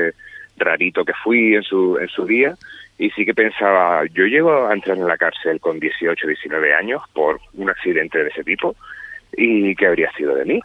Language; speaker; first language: Spanish; native; Spanish